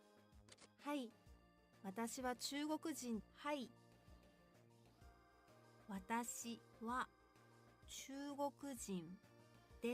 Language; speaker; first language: Japanese; non-native, learner; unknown